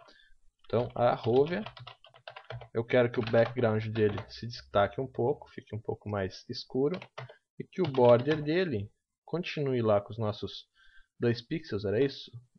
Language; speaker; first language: Portuguese; native; Portuguese